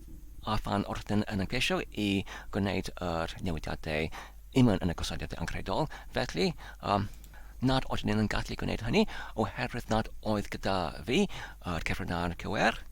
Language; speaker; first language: Welsh; non-native, learner; Polish